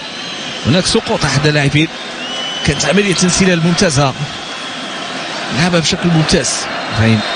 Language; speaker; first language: Arabic; native; Arabic